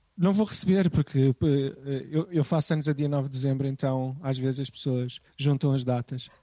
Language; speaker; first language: Portuguese; native; Portuguese